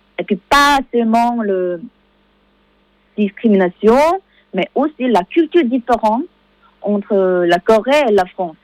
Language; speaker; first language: French; non-native, learner; Korean